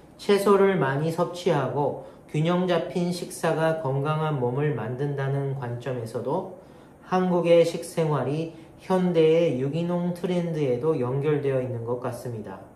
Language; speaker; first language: Korean; non-native, learner; Japanese